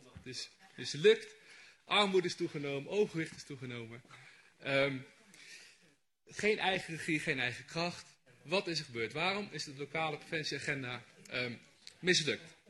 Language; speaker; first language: Dutch; native; Dutch